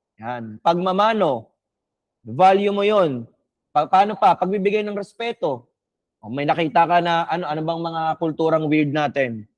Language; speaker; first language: Filipino; non-native, local second language; Bikol